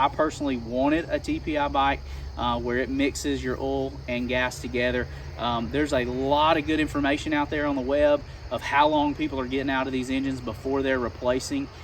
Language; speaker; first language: English; native; English